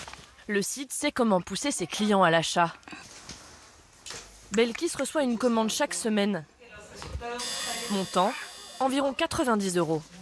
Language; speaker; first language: French; native; French